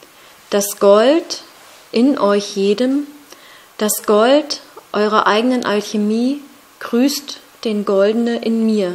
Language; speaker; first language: German; native; German